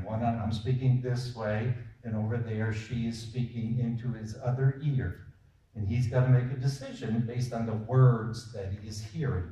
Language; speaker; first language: English; native; English